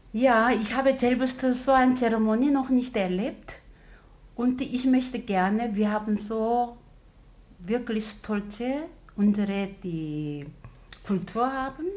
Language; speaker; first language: German; non-native, learner; Korean